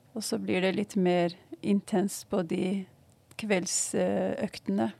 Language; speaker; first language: Norwegian; non-native, fluent; Arabic